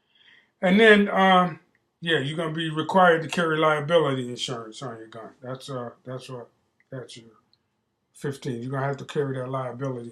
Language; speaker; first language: English; native; English